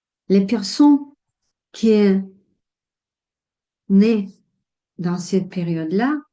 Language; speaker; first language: French; non-native, fluent; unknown